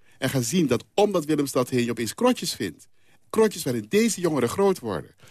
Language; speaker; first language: Dutch; non-native, local second language; Papiamento